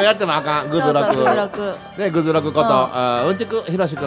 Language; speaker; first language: Japanese; native; Japanese